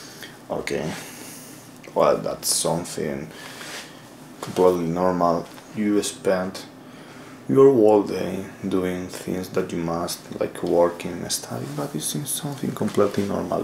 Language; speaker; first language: English; non-native, learner; Spanish